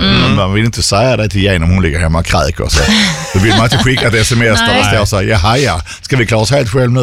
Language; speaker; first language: Swedish; native; Swedish